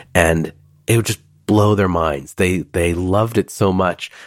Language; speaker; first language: English; early bilingual, other home language; Hindi